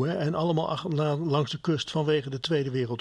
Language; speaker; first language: Dutch; native; Dutch